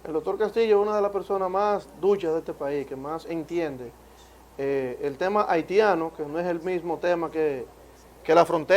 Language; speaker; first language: Spanish; native; Spanish